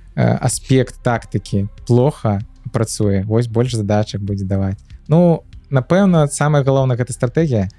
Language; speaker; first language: Belarusian; native; Belarusian